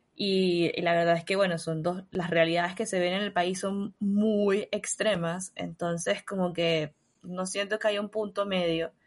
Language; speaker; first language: Spanish; native; Spanish